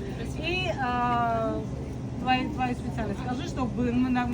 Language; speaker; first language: Russian; non-native, fluent; Georgian